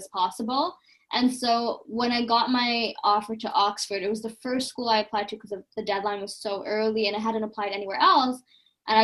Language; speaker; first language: English; native; English